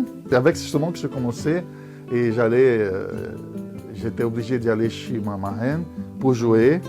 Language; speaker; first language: French; non-native, fluent; Portuguese